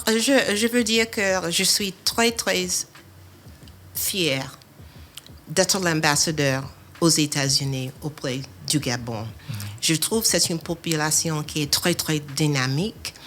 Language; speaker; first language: French; non-native, fluent; English